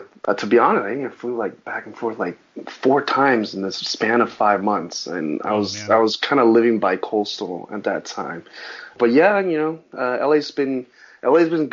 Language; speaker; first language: English; early bilingual, other home language; Chinese